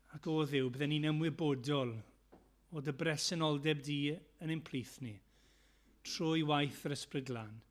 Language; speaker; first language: Welsh; native; Welsh